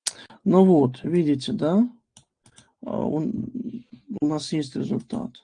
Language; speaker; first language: Russian; native; Russian